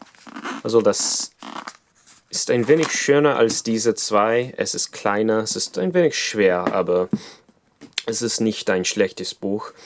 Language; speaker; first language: German; non-native, fluent; English